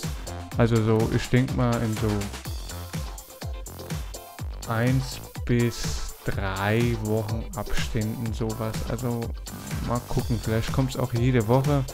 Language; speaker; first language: German; native; German